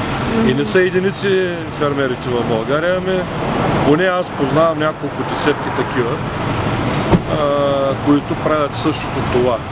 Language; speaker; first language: Bulgarian; native; Bulgarian